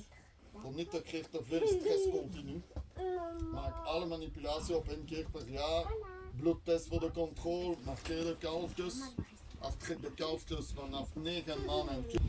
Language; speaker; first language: Dutch; non-native, learner; French